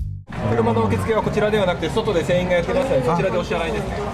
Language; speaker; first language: Japanese; native; Japanese